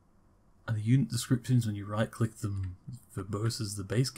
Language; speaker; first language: English; native; English